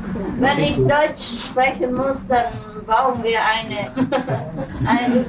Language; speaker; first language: German; non-native, learner; Vietnamese